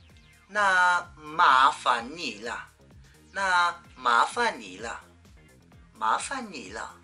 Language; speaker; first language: Chinese; non-native, fluent; Vietnamese